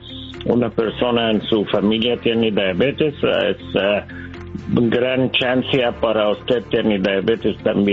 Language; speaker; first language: Spanish; non-native, learner; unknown